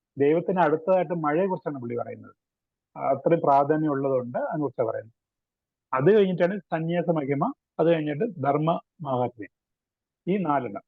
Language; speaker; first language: Malayalam; non-native, local second language; Tamil